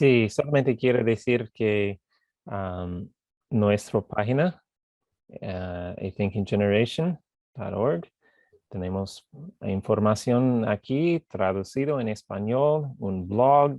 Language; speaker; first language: Spanish; non-native, fluent; English